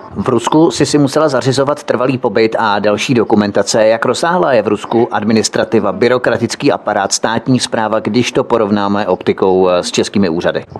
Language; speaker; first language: Czech; native; Czech